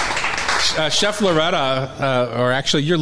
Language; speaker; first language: English; native; English